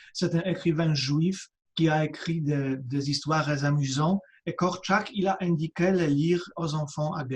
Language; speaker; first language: French; non-native, fluent; Polish